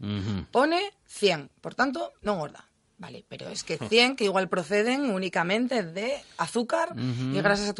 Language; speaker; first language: Spanish; native; Spanish